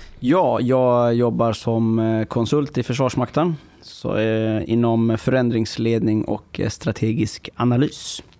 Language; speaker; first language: Swedish; early bilingual, other home language; Persian